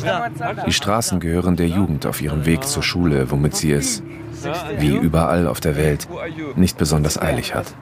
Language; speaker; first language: German; native; German